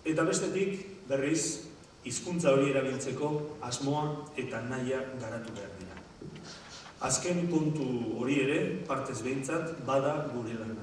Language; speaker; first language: Basque; native; Basque